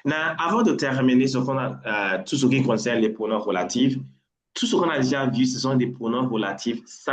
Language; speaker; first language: French; non-native, learner; English